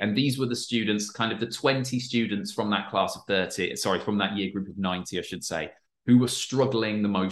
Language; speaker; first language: English; native; English